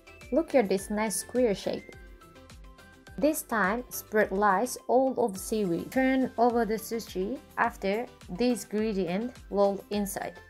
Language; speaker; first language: English; non-native, learner; Japanese